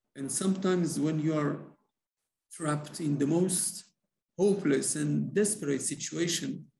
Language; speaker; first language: English; non-native, fluent; Hebrew